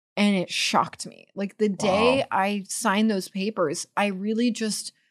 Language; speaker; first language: English; native; English